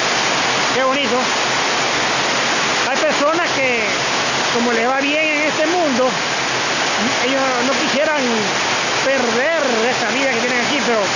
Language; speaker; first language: Spanish; native; Spanish